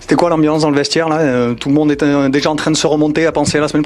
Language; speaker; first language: French; native; French